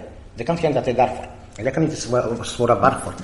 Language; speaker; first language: Swedish; non-native, fluent; Croatian